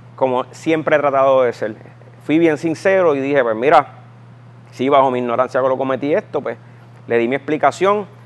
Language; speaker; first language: Spanish; native; Spanish